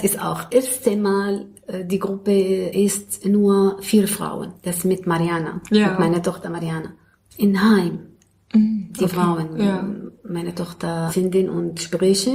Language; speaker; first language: German; non-native, learner; Arabic